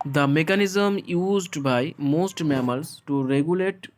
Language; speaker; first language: English; non-native, local second language; Bangla